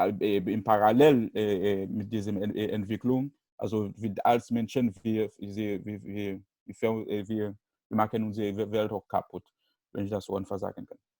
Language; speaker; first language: German; non-native, learner; Haitian Creole